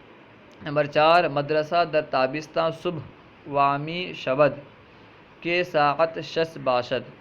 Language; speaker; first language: Persian; non-native, fluent; Urdu